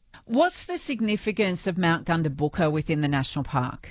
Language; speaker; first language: English; native; English